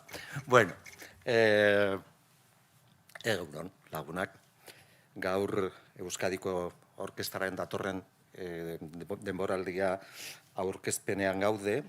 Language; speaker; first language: Basque; non-native, local second language; Spanish